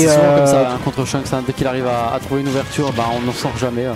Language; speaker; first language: French; native; French